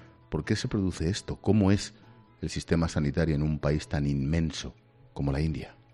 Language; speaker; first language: Spanish; native; Spanish